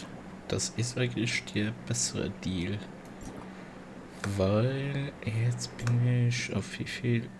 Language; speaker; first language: German; non-native, local second language; Luxembourgish